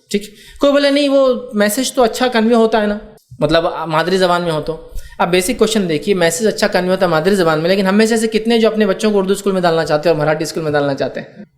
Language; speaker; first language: Urdu; native; Urdu